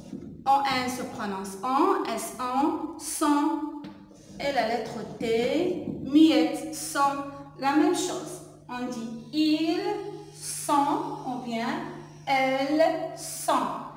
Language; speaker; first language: French; non-native, local second language; Arabic